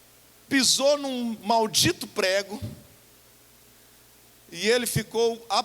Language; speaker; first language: Portuguese; native; Portuguese